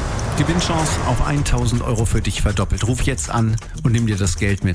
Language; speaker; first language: German; native; German